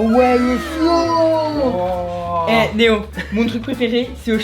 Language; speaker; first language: French; native; French